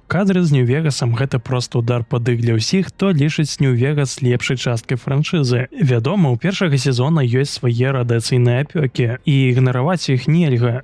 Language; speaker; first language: Belarusian; native; Belarusian